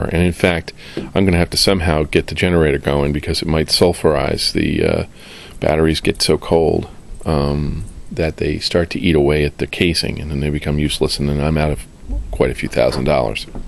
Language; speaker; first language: English; native; English